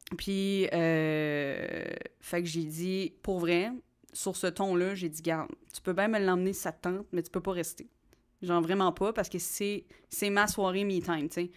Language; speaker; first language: French; native; French